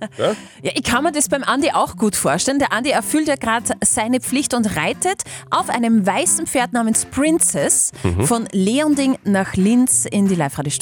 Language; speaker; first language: German; native; German